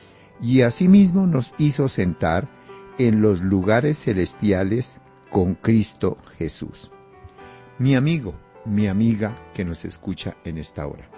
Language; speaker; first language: Spanish; native; Spanish